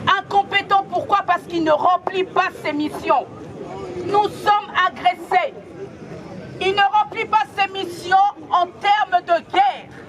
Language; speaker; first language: French; non-native, local second language; Lingala